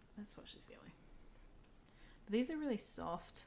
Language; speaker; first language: English; native; English